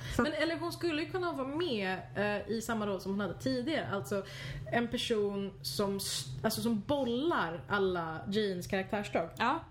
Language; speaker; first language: Swedish; native; Swedish